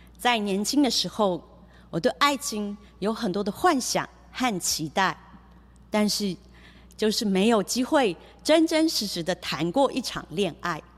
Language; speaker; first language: Chinese; early bilingual, heritage; Chinese